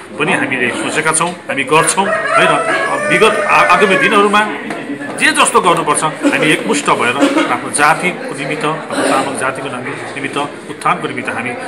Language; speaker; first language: Nepali; native; Nepali